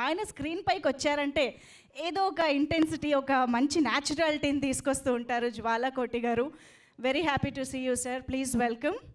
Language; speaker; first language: Telugu; native; Telugu